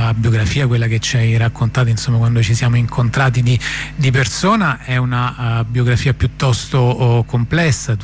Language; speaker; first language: Italian; native; Italian